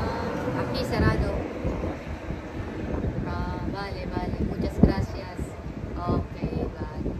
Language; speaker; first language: Spanish; non-native, learner; Filipino